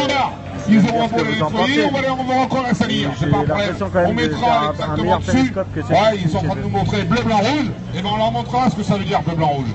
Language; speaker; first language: French; native; French